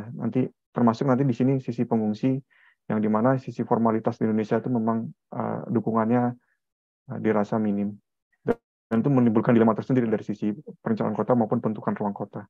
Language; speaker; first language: Indonesian; native; Indonesian